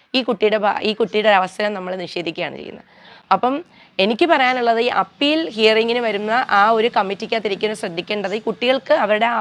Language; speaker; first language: Malayalam; native; Malayalam